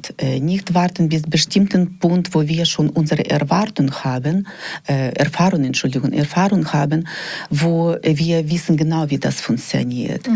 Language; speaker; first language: German; non-native, learner; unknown